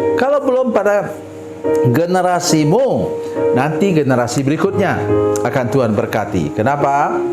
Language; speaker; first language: Indonesian; native; Indonesian